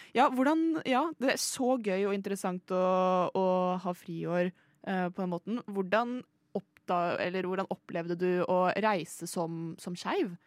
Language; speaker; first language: Norwegian; native; Norwegian